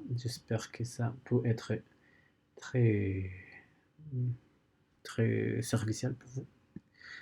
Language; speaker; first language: French; non-native, learner; Spanish